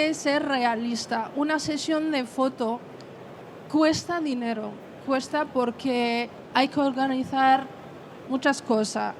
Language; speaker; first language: Spanish; non-native, fluent; French